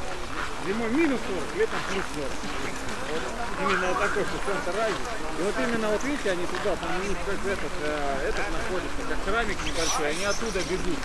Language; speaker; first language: Russian; native; Russian